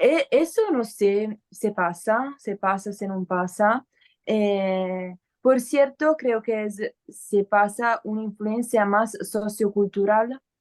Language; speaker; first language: Spanish; non-native, learner; Italian